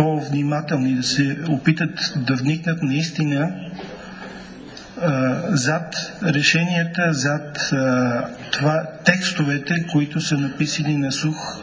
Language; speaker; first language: Bulgarian; native; Bulgarian